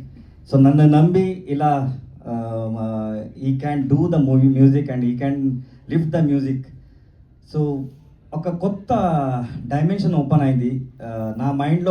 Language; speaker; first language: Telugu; non-native, learner; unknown